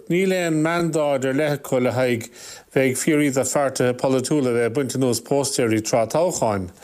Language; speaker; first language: Irish; native; Irish